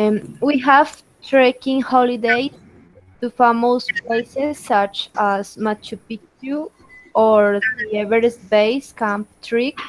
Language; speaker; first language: English; non-native, learner; Spanish